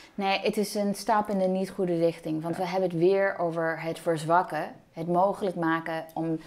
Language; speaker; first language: Dutch; non-native, fluent; English